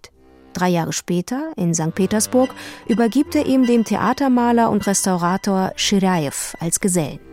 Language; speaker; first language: German; native; German